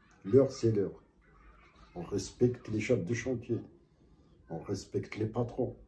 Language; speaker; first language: French; non-native, fluent; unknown